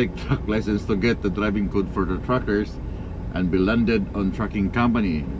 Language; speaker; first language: English; non-native, local second language; Filipino